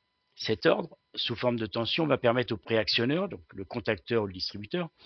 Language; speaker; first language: French; native; French